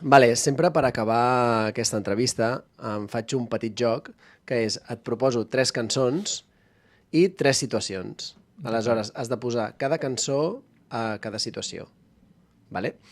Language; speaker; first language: Catalan; native; Catalan